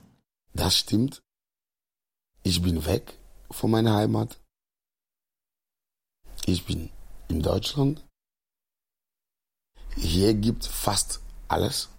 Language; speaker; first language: German; non-native, learner; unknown